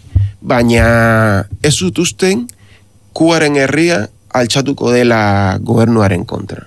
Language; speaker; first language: Basque; non-native, learner; Spanish